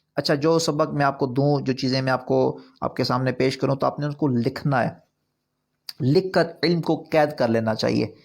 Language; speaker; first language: Urdu; non-native, local second language; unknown